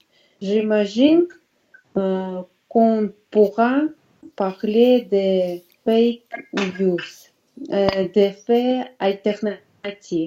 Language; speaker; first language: French; non-native, learner; Russian